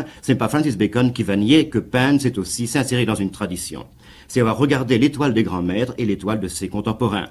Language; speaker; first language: French; native; French